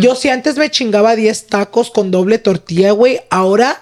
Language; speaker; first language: Spanish; early bilingual, heritage; Spanish